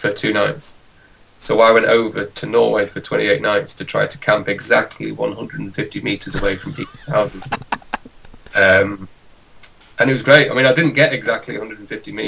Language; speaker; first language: English; native; English